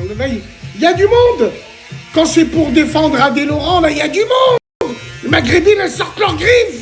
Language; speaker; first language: French; native; French